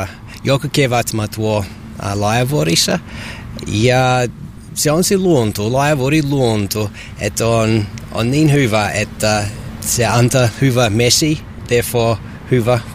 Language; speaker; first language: Finnish; non-native, learner; English